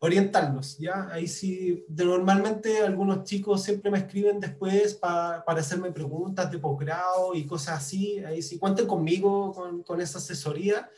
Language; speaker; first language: Spanish; native; Spanish